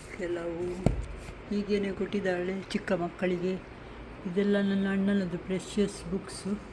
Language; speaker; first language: Kannada; non-native, local second language; Konkani